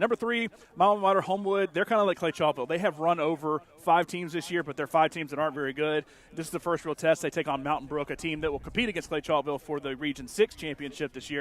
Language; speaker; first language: English; native; English